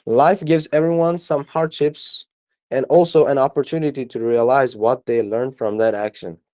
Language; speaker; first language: English; non-native, fluent; Uzbek